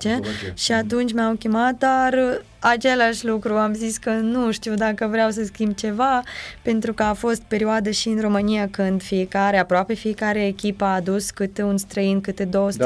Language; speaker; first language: Romanian; non-native, fluent; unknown